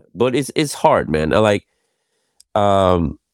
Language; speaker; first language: English; non-native, fluent; Japanese